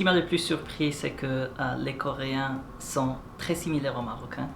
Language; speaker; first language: French; non-native, local second language; Arabic